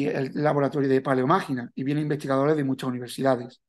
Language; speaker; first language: Spanish; native; Spanish